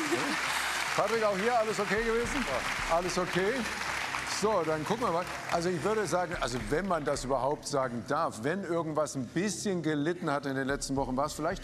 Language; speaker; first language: German; native; German